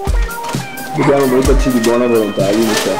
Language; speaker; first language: Italian; native; Italian